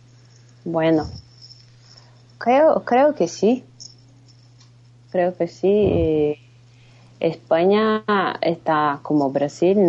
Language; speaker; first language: Spanish; non-native, fluent; Portuguese